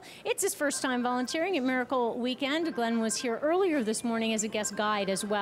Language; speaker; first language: English; native; English